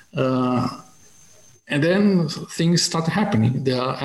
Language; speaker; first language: English; non-native, fluent; Portuguese